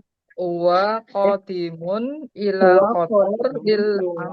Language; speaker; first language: Arabic; non-native, learner; Indonesian